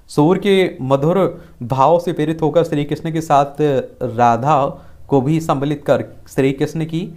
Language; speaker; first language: Hindi; native; Hindi